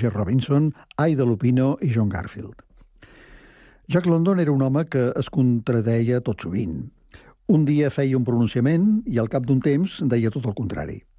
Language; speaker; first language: Catalan; native; Catalan